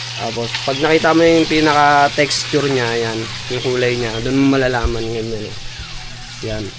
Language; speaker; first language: Filipino; native; Filipino